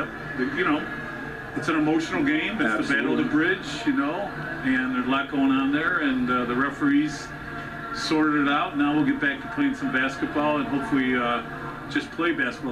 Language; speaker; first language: English; native; English